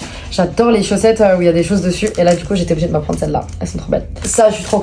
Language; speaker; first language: French; native; French